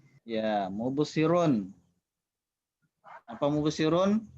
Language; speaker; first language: Arabic; non-native, fluent; Indonesian